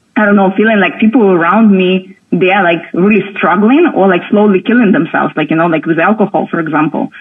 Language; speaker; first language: English; non-native, fluent; Russian